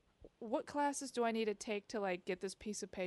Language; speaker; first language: English; early bilingual, other home language; Chinese